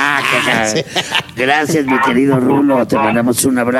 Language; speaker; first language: Spanish; native; Spanish